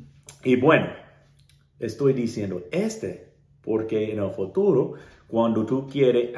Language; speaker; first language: Spanish; non-native, learner; English